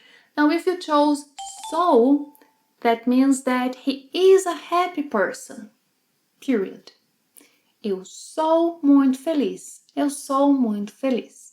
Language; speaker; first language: Portuguese; native; Portuguese